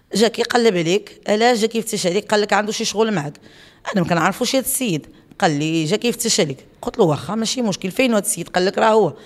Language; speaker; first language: Arabic; native; Arabic